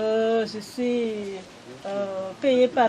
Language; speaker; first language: French; non-native, local second language; Malagasy